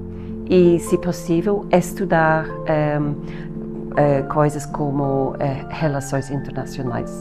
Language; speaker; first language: Portuguese; non-native, learner; English